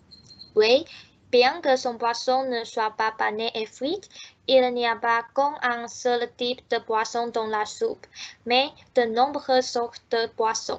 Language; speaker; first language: French; non-native, learner; Chinese